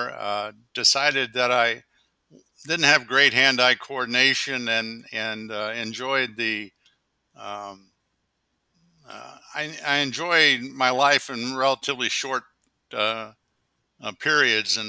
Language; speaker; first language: English; native; English